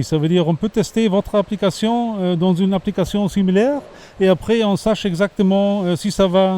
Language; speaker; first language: French; non-native, fluent; German